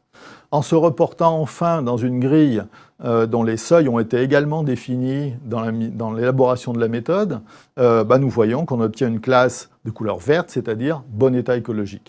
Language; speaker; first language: French; native; French